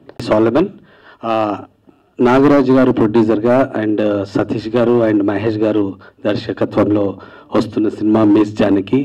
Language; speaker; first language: Telugu; native; Telugu